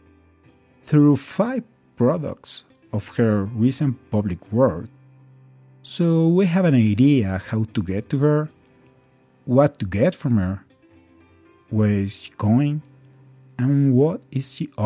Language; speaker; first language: English; non-native, fluent; Spanish